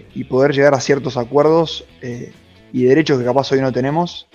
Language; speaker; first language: Spanish; native; Spanish